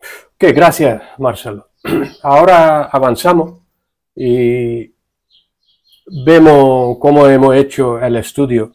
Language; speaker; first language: Spanish; non-native, fluent; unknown